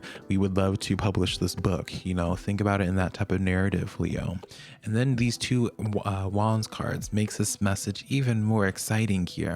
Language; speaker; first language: English; native; English